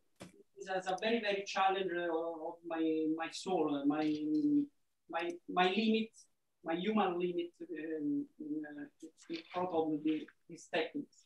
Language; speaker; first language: English; non-native, learner; Italian